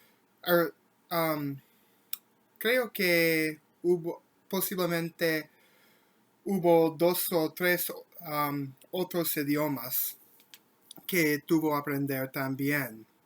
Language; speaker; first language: Spanish; non-native, learner; English